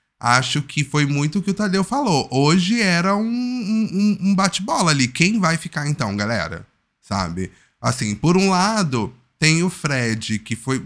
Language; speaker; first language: Portuguese; native; Portuguese